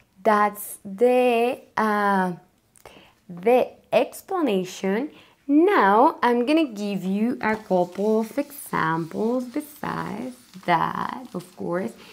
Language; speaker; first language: English; non-native, fluent; Spanish